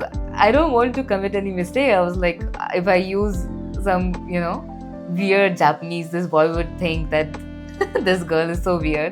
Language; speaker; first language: English; non-native, local second language; Hindi